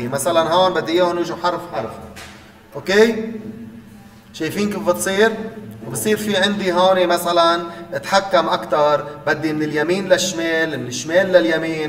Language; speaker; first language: Arabic; native; Arabic